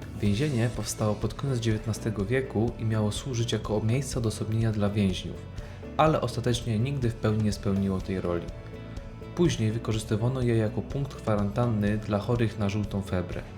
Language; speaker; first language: Polish; native; Polish